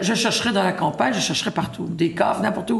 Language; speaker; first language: French; native; French